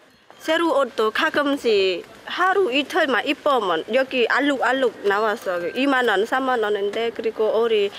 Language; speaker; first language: Korean; non-native, learner; Khmer